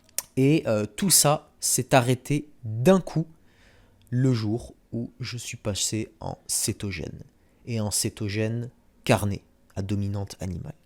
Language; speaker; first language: French; native; French